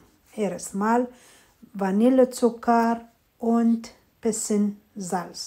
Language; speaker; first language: German; non-native, fluent; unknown